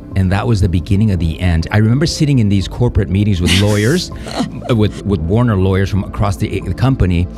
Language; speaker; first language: English; non-native, fluent; Spanish